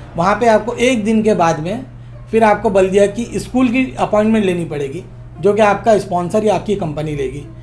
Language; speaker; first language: Hindi; non-native, local second language; Urdu